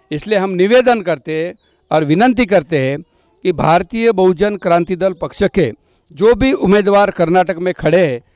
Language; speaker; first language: Hindi; non-native, local second language; Lambadi